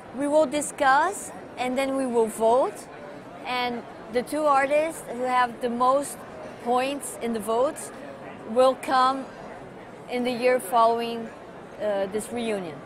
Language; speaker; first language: English; non-native, fluent; Portuguese